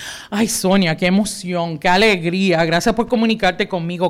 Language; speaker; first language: Spanish; early bilingual, heritage; Spanish